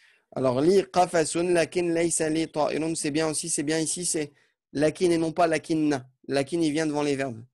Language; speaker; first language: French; native; French